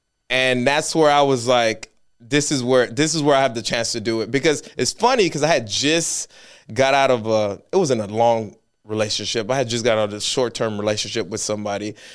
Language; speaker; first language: English; early bilingual, other home language; Spanish